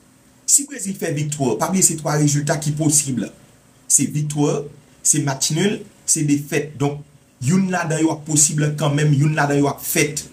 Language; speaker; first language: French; non-native, local second language; Haitian Creole